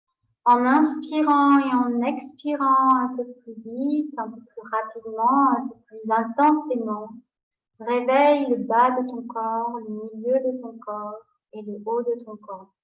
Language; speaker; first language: French; native; French